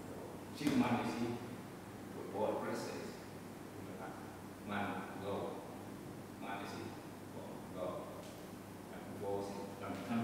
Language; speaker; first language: French; non-native, learner; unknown